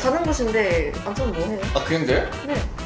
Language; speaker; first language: Korean; non-native, fluent; Vietnamese